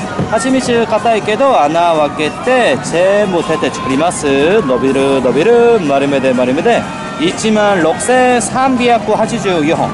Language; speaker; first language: Japanese; non-native, learner; Korean